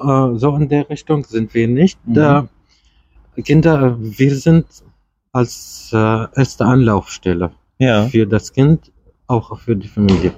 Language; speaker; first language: German; non-native, fluent; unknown